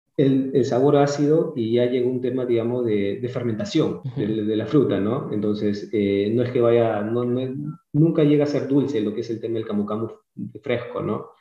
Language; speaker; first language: Spanish; early bilingual, heritage; Spanish